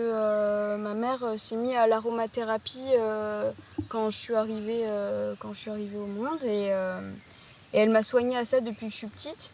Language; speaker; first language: French; native; French